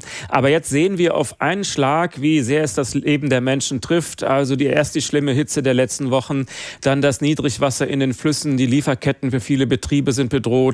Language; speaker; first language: German; native; German